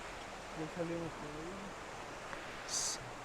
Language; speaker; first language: Spanish; native; Spanish